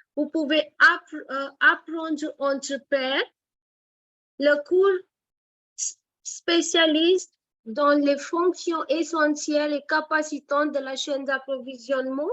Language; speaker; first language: French; non-native, fluent; Hindi